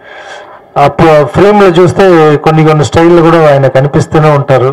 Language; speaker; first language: Telugu; non-native, fluent; Tamil